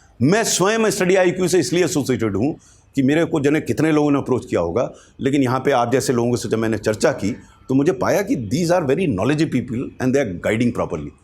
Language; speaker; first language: Hindi; native; Hindi